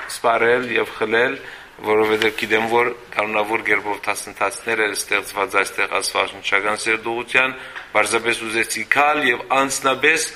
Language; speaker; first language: Armenian; early bilingual, heritage; Armenian